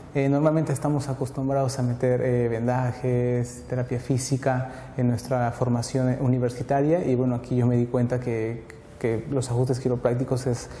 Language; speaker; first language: Spanish; native; Spanish